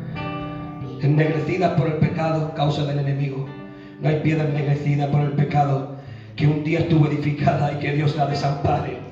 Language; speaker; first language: Spanish; native; Spanish